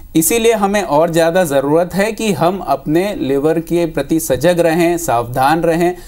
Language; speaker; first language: Hindi; native; Hindi